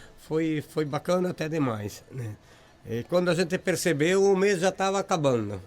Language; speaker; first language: Portuguese; native; Portuguese